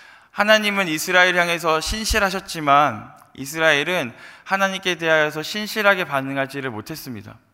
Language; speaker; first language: Korean; native; Korean